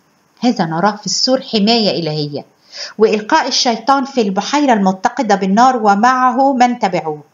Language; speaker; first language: Arabic; native; Arabic